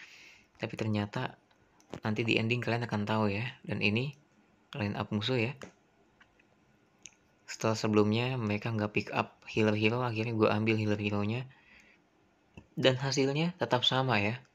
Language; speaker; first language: Indonesian; native; Indonesian